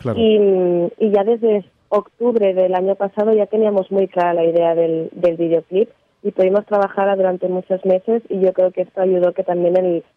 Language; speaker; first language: Spanish; native; Spanish